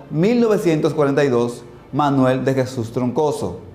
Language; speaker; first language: Spanish; native; Spanish